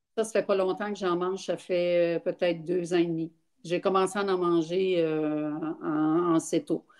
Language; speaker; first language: French; native; French